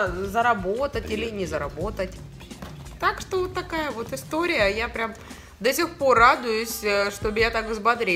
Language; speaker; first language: Russian; native; Russian